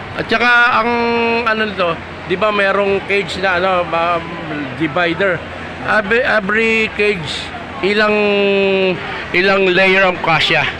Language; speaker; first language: Filipino; native; Filipino